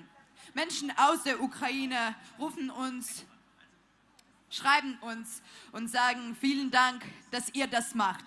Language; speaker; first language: German; non-native, fluent; Ukrainian